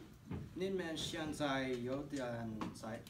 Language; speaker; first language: Chinese; non-native, learner; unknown